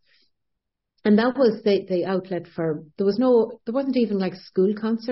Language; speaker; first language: English; native; English